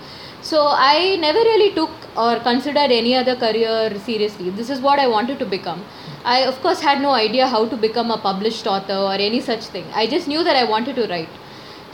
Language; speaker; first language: English; non-native, local second language; Malayalam